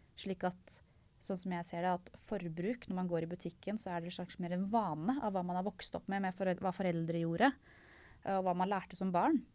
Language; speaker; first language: Norwegian; native; Norwegian